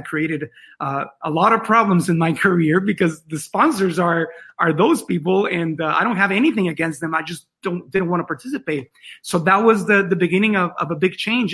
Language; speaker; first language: English; non-native, fluent; Spanish